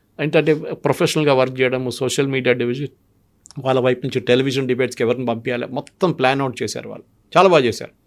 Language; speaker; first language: Telugu; non-native, local second language; Malayalam